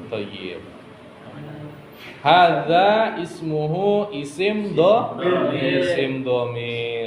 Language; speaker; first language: Arabic; non-native, fluent; Indonesian